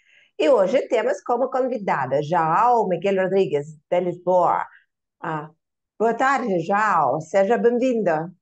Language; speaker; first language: Portuguese; non-native, learner; Russian